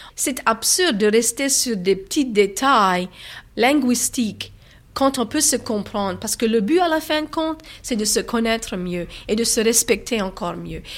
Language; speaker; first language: French; native; French